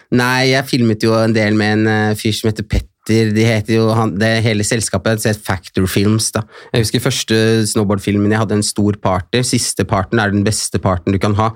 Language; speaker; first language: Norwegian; native; Norwegian